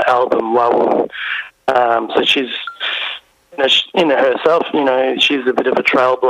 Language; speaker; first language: English; native; English